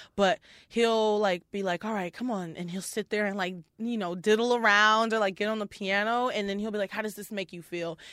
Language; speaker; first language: English; native; English